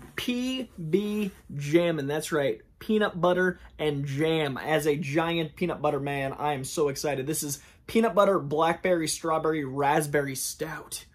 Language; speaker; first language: English; native; English